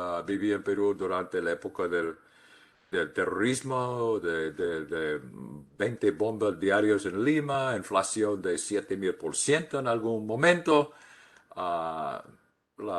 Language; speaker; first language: Spanish; non-native, fluent; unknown